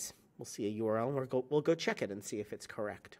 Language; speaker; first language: English; native; English